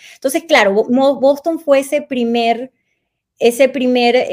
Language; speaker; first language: Spanish; native; Spanish